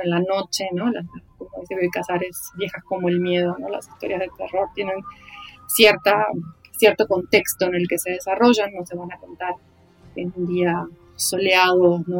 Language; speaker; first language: Spanish; native; Spanish